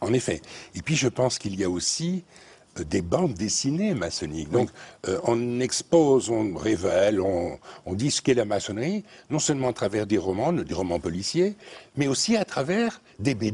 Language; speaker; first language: French; native; French